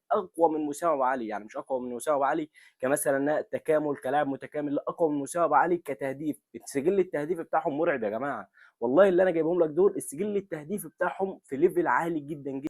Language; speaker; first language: Arabic; native; Arabic